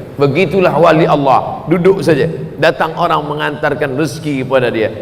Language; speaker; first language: Malay; native; Malay